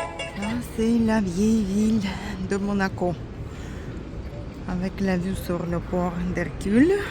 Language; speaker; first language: French; non-native, fluent; Russian